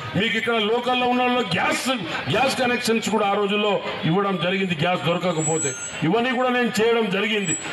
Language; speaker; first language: Telugu; non-native, local second language; Lambadi